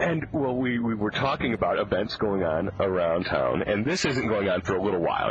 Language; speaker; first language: English; native; English